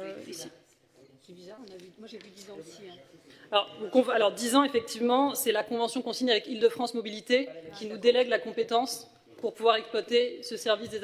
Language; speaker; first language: French; native; French